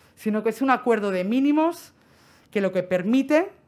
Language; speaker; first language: Spanish; non-native, local second language; Catalan